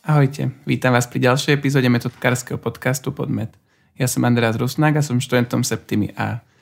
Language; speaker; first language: Slovak; native; Slovak